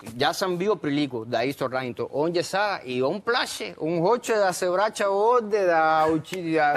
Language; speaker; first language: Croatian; non-native, learner; Spanish